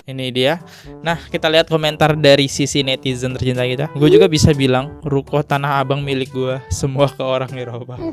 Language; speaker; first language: Indonesian; native; Indonesian